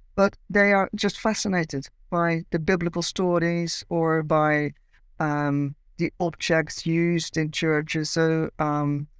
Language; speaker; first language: English; non-native, fluent; Dutch